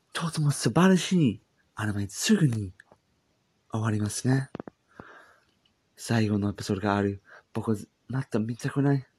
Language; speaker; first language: Japanese; non-native, learner; English